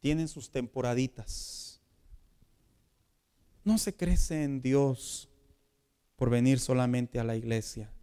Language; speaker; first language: Spanish; native; Spanish